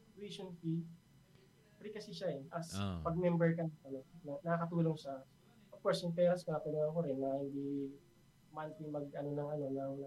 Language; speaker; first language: Filipino; non-native, local second language; Bikol